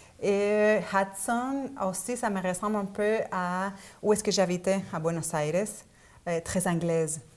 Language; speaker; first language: French; non-native, fluent; Spanish